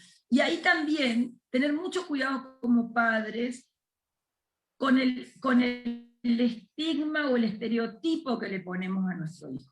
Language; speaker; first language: Spanish; native; Spanish